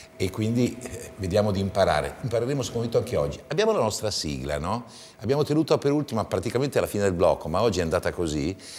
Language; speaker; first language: Italian; native; Italian